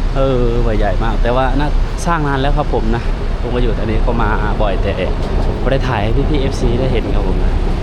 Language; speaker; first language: Thai; non-native, fluent; Lao